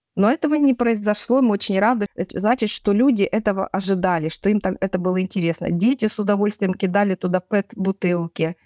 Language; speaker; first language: Russian; native; Russian